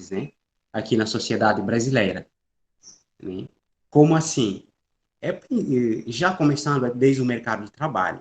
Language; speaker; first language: Portuguese; non-native, local second language; Upper Guinea Crioulo